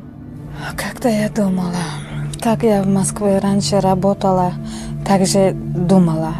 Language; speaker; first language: Russian; non-native, learner; Uzbek